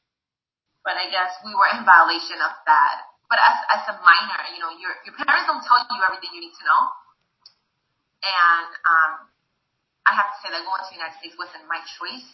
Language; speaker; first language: English; non-native, fluent; Spanish